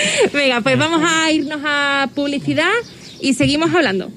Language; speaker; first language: Spanish; native; Spanish